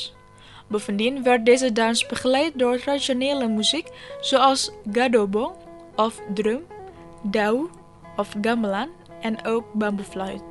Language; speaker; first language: Dutch; non-native, fluent; Indonesian